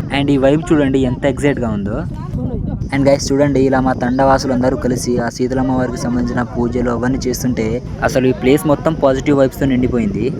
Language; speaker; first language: Telugu; non-native, local second language; Lambadi